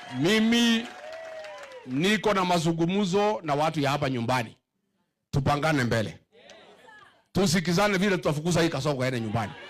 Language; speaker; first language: Swahili; non-native, local second language; Kikuyu